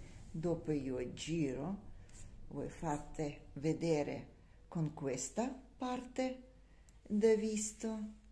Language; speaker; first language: Italian; non-native, learner; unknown